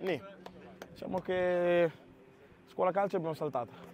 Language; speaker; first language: Italian; native; Italian